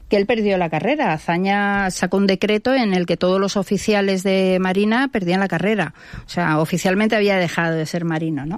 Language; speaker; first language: Spanish; native; Spanish